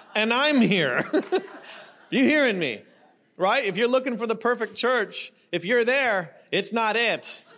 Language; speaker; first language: English; native; English